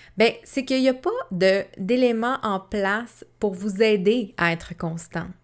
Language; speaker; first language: French; native; French